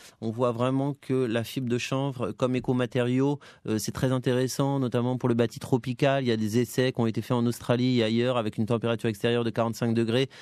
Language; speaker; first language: French; native; French